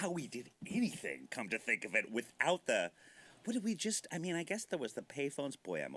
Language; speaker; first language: English; native; English